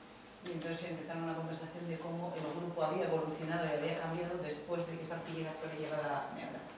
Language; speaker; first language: Spanish; native; Spanish